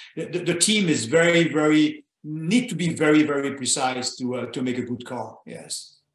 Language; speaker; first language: English; non-native, fluent; French